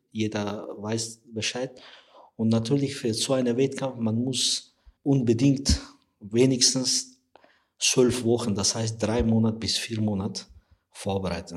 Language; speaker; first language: German; non-native, learner; Persian